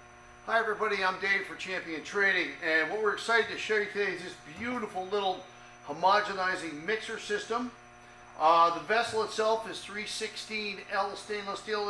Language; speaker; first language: English; native; English